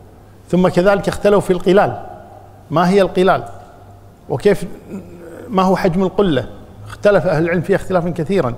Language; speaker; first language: Arabic; native; Arabic